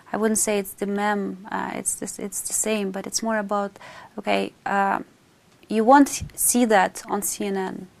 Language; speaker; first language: English; non-native, fluent; Russian